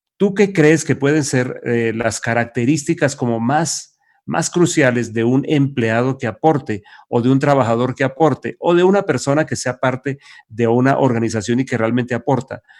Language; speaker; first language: Spanish; native; Spanish